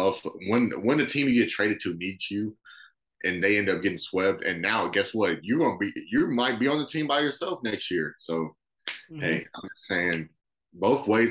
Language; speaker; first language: English; native; English